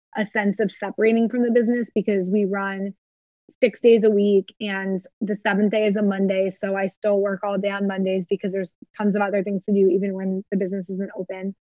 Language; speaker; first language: English; native; English